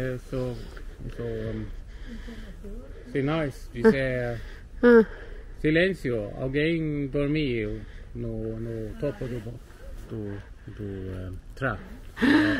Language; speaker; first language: Portuguese; non-native, learner; Norwegian